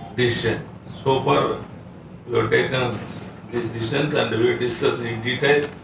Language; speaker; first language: English; non-native, local second language; Kannada